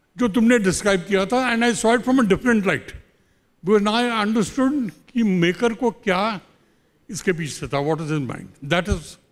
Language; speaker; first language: Hindi; native; Hindi